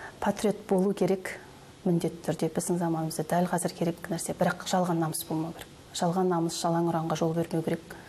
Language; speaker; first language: Kazakh; native; Kazakh